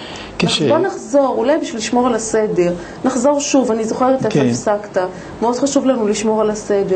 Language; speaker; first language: Hebrew; native; Hebrew